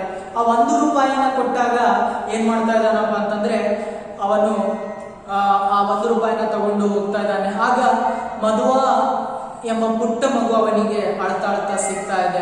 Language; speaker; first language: Kannada; native; Kannada